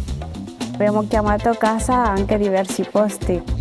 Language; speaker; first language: Italian; non-native, fluent; Spanish